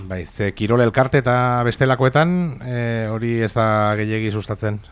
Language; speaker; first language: Basque; native; Basque